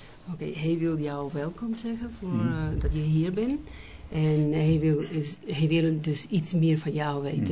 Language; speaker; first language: Dutch; non-native, learner; Spanish